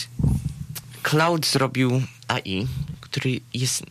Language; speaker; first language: Polish; early bilingual, heritage; Polish